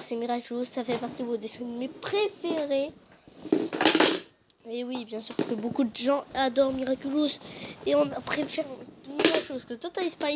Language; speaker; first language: French; native; French